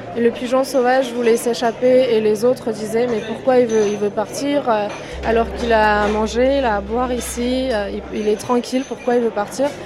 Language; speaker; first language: French; non-native, fluent; Uyghur